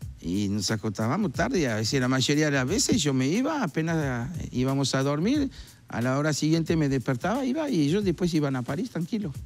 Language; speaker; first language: Spanish; non-native, fluent; French